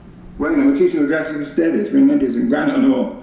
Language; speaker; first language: Spanish; non-native, fluent; English